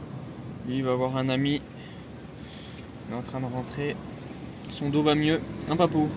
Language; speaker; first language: French; native; French